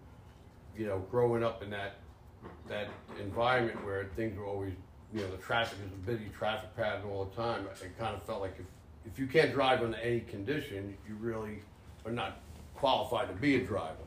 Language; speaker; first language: English; native; English